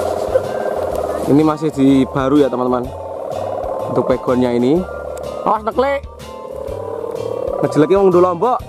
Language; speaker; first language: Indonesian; non-native, local second language; Javanese